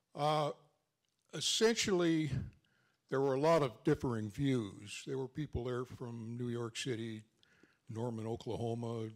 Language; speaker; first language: English; native; English